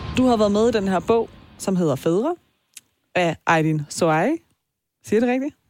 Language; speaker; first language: Danish; early bilingual, other home language; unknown